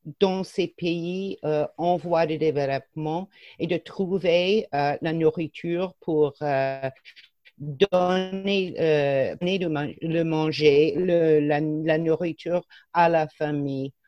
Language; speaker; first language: French; non-native, fluent; English